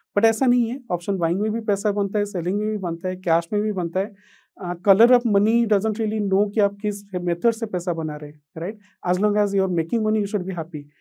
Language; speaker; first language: Hindi; non-native, local second language; Odia